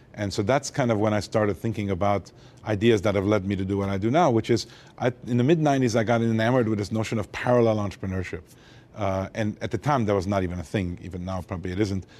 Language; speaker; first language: English; early bilingual, other home language; Armenian